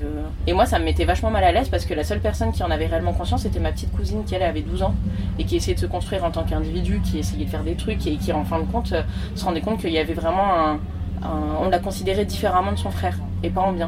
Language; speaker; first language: French; native; French